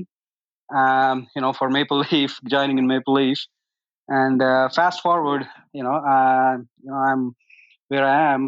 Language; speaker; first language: English; non-native, local second language; Telugu